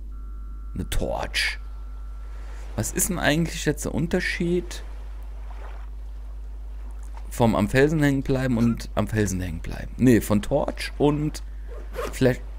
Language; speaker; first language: German; native; German